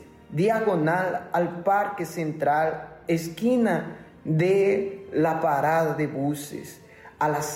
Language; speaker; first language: Spanish; non-native, fluent; Portuguese